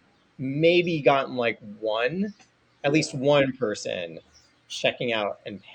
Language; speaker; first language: English; native; English